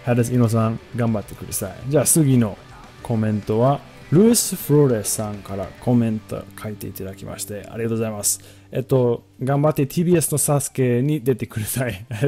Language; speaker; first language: Japanese; non-native, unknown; English